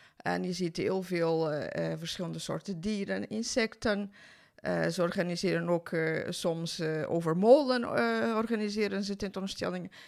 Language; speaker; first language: Dutch; non-native, fluent; Portuguese